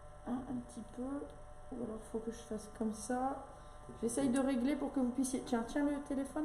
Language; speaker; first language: French; native; French